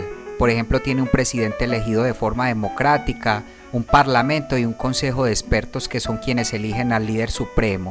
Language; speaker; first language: Spanish; native; Spanish